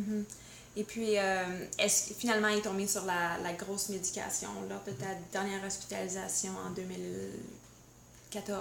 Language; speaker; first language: French; native; French